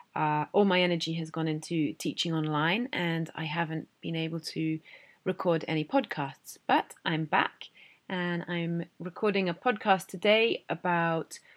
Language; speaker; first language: English; native; English